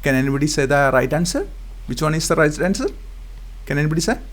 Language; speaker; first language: English; non-native, local second language; Malayalam